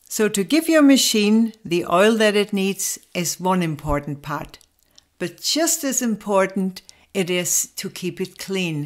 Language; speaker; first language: English; non-native, fluent; German